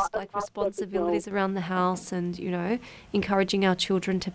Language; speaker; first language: English; native; English